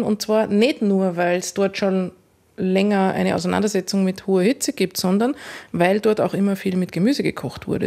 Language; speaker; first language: German; native; German